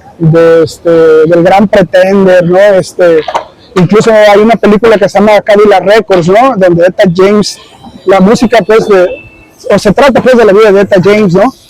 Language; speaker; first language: Spanish; early bilingual, heritage; Spanish